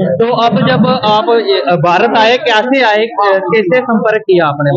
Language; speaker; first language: Hindi; native; Hindi